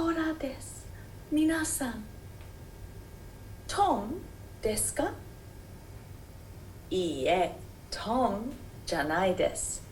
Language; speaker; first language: Japanese; non-native, fluent; English